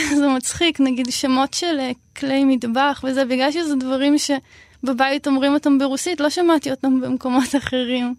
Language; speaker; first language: Hebrew; early bilingual, other home language; Russian